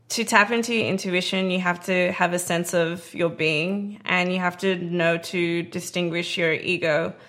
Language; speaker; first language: English; native; English